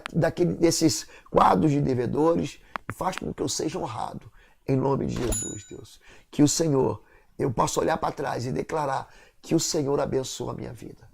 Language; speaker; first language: Portuguese; native; Portuguese